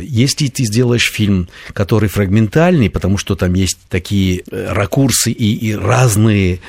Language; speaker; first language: Russian; non-native, fluent; Armenian